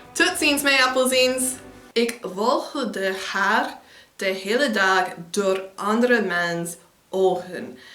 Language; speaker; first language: Dutch; non-native, learner; English